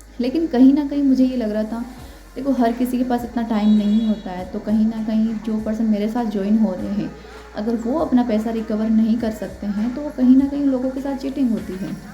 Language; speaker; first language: Hindi; non-native, local second language; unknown